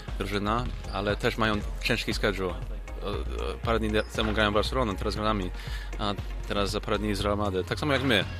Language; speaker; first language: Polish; early bilingual, heritage; Polish